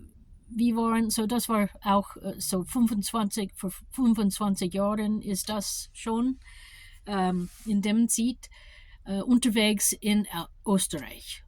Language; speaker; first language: German; non-native, learner; English